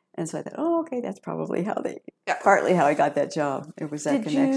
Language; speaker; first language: English; native; English